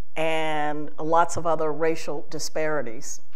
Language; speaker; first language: English; native; English